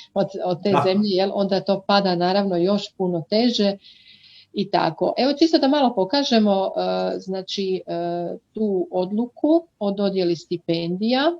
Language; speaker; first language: Croatian; native; Croatian